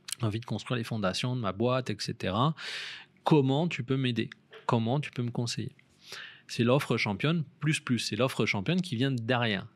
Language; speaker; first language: French; native; French